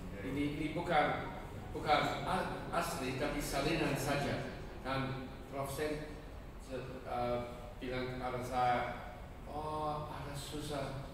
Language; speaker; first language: Indonesian; non-native, fluent; English